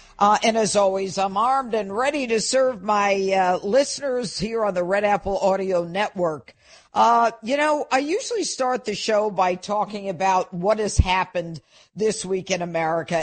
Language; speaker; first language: English; native; English